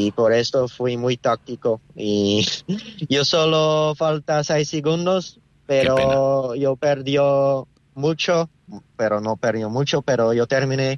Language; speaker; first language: Spanish; non-native, learner; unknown